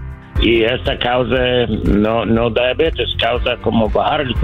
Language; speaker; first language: Spanish; non-native, learner; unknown